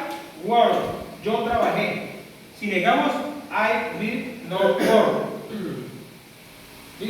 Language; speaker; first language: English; non-native, learner; Spanish